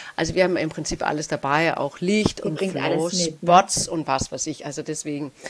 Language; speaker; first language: German; non-native, fluent; Danish